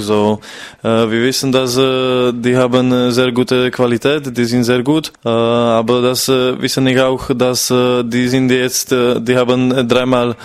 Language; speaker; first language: German; non-native, fluent; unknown